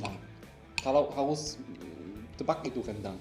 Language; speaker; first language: Indonesian; non-native, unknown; German